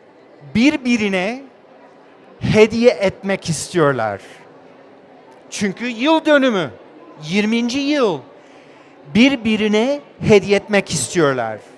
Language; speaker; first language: Turkish; non-native, learner; English